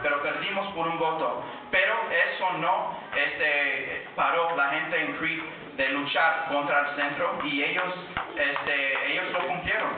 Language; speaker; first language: Spanish; early bilingual, heritage; Spanish